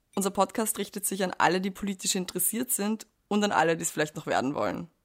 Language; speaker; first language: German; native; German